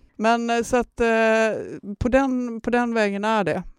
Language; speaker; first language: Swedish; native; Swedish